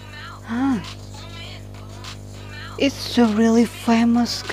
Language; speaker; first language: English; non-native, learner; Indonesian